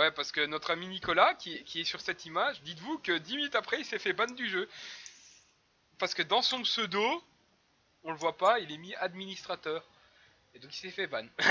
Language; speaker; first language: French; native; French